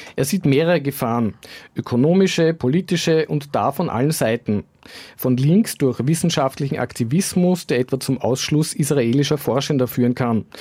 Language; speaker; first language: German; native; German